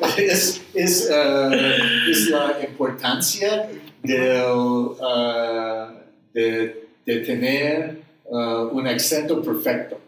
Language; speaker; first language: Spanish; non-native, learner; English